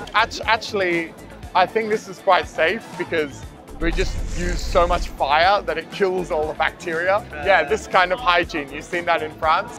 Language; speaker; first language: English; native; English